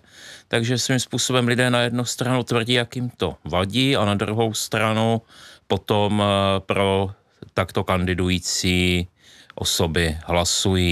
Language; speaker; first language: Czech; native; Czech